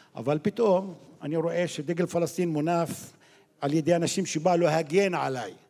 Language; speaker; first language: Hebrew; non-native, local second language; Arabic